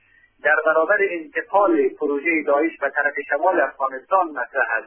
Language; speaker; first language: Persian; native; Persian